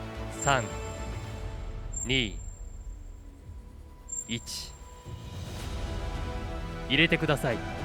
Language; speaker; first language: Japanese; native; Japanese